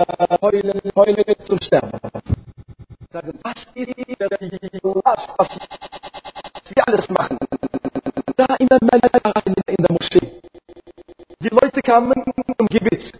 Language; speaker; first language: German; non-native, learner; Arabic